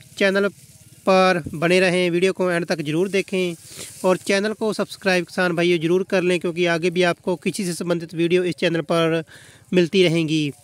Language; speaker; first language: Hindi; non-native, local second language; Punjabi